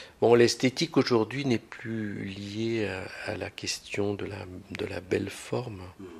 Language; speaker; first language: French; native; French